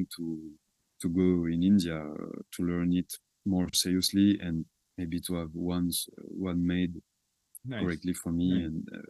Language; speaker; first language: English; non-native, fluent; French